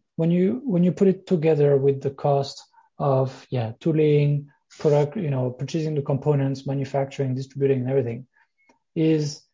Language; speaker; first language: English; non-native, fluent; French